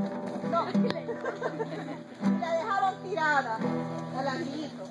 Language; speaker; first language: Spanish; native; Spanish